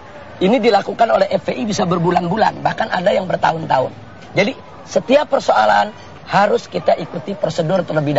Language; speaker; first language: Indonesian; native; Indonesian